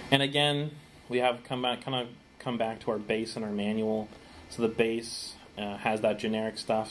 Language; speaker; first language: English; native; English